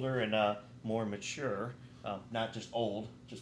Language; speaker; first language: English; native; English